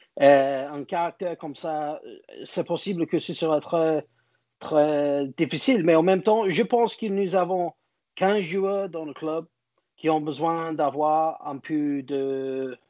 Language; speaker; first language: French; non-native, learner; English